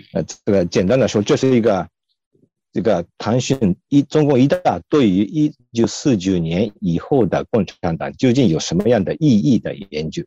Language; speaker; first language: Chinese; non-native, fluent; Japanese